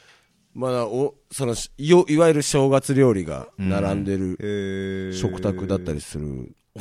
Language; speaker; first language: Japanese; native; Japanese